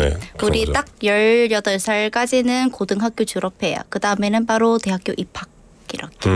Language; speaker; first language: Korean; non-native, learner; Vietnamese